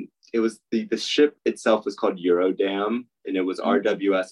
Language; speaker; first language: English; native; English